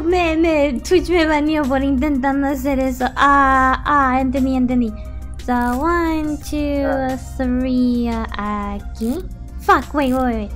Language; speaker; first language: Spanish; early bilingual, heritage; Spanish